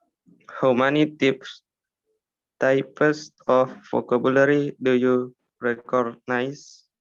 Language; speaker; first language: English; non-native, learner; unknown